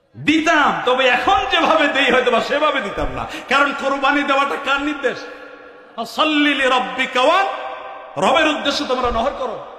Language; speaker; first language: Bangla; native; Bangla